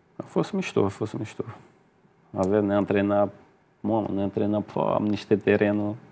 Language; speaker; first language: Romanian; non-native, learner; Portuguese